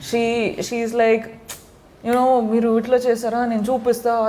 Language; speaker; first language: Telugu; non-native, learner; Marathi